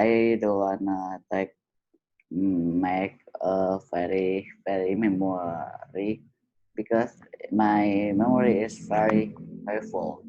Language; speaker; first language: English; non-native, learner; Indonesian